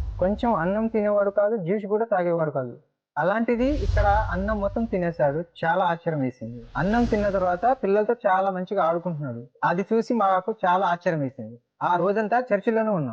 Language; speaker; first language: Telugu; native; Telugu